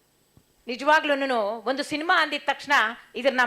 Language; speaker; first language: Kannada; native; Kannada